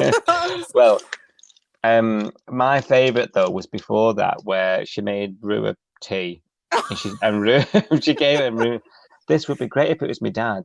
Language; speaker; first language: English; native; English